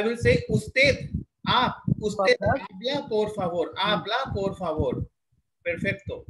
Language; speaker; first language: Spanish; non-native, learner; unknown